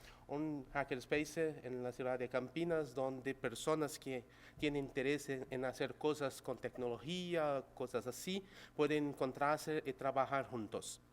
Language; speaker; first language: Spanish; non-native, local second language; Portuguese